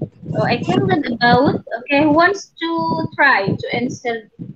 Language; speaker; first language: English; non-native, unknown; Indonesian